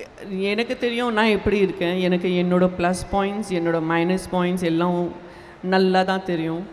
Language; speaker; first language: Tamil; non-native, local second language; Gujarati